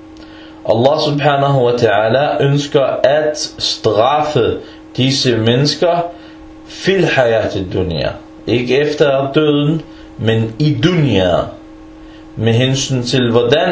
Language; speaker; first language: Danish; early bilingual, other home language; Arabic